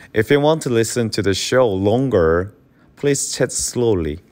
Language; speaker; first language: English; non-native, learner; Korean